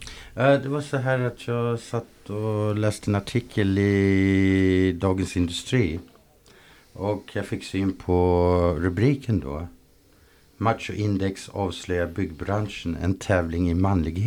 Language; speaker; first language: Swedish; native; Swedish